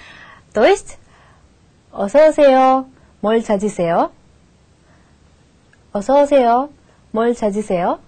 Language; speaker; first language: Korean; non-native, fluent; Russian